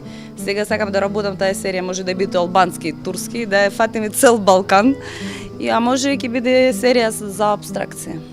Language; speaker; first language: Macedonian; non-native, learner; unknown